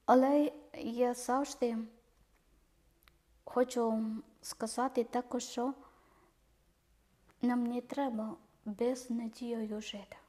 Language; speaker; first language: Ukrainian; non-native, learner; Malayalam